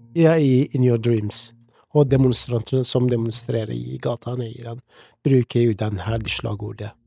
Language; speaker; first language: Norwegian; early bilingual, other home language; Persian